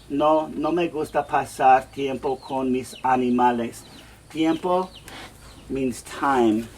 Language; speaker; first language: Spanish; non-native, fluent; English